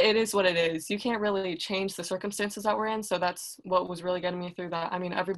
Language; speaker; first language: English; native; English